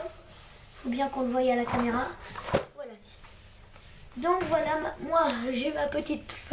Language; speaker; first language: French; native; French